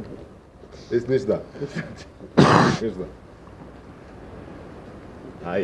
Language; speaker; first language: German; non-native, learner; Spanish